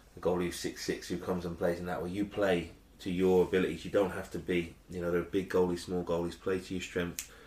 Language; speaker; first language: English; early bilingual, other home language; Yoruba